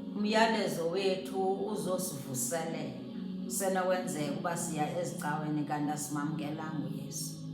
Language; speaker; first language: Xhosa; non-native, local second language; Zulu